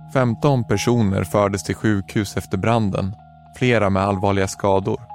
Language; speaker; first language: Swedish; native; Swedish